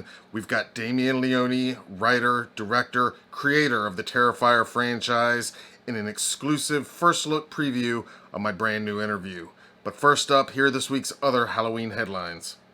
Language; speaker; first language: English; native; English